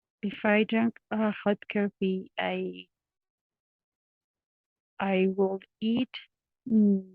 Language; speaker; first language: English; non-native, learner; Spanish